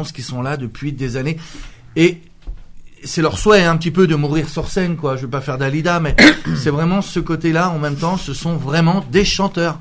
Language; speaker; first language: French; native; French